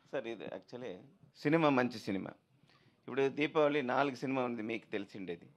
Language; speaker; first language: Telugu; non-native, local second language; Tamil